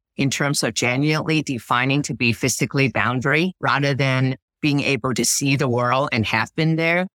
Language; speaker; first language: English; early bilingual, other home language; Cantonese